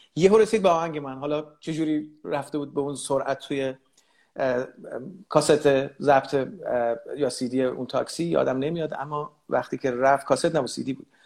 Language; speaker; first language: Persian; native; Persian